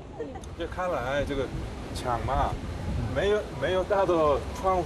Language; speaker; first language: Chinese; non-native, learner; Korean